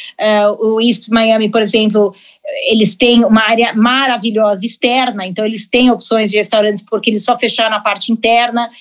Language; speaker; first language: Portuguese; early bilingual, heritage; Portuguese